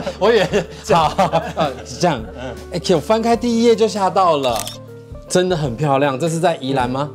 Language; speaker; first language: Chinese; native; Chinese